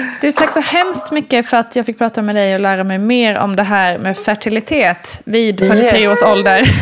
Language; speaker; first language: Swedish; native; Swedish